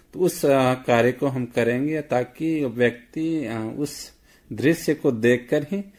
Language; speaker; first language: Hindi; native; Hindi